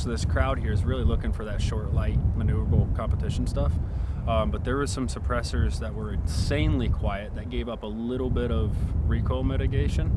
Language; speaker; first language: English; native; English